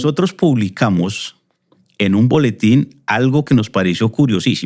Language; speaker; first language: Spanish; native; Spanish